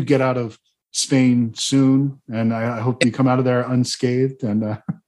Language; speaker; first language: English; native; English